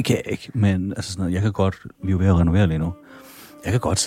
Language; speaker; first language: Danish; native; Danish